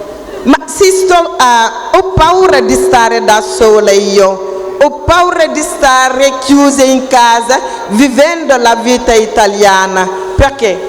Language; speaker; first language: Italian; non-native, fluent; Wolof